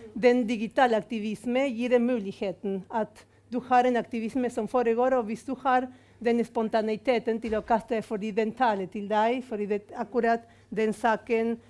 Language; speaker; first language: Norwegian; non-native, fluent; Spanish